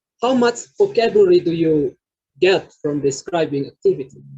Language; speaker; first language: English; non-native, learner; Indonesian